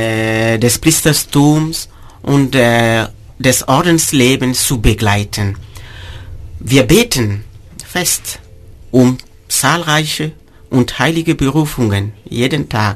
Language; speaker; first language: German; non-native, fluent; Mossi